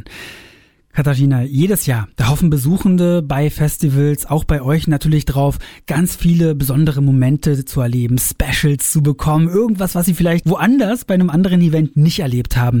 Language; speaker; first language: German; native; German